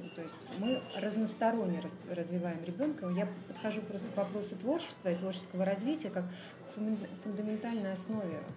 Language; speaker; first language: Russian; native; Russian